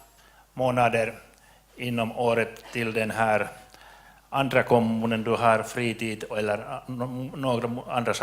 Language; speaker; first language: Swedish; non-native, local second language; Finnish